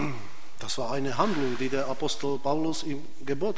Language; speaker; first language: German; non-native, fluent; Czech